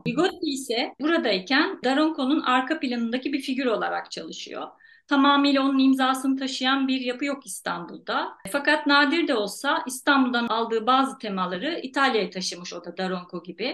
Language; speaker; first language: Turkish; native; Turkish